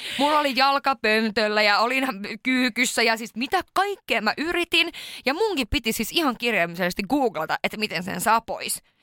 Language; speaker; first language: Finnish; early bilingual, heritage; Finnish